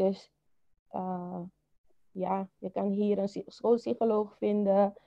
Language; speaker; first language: Dutch; non-native, local second language; Papiamento